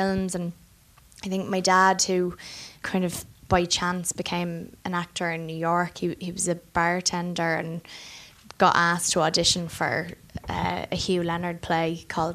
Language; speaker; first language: English; native; English